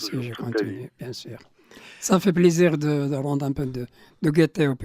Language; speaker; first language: French; non-native, local second language; Arabic